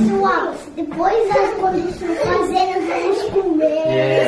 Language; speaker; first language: Portuguese; early bilingual, heritage; Portuguese